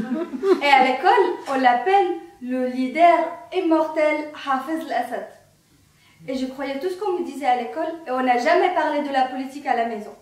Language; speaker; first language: French; non-native, fluent; Arabic